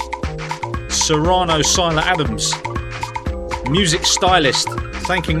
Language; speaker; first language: English; native; English